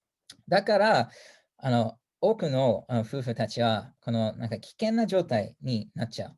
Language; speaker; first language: Japanese; non-native, fluent; English